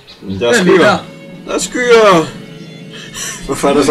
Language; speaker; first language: Danish; native; Danish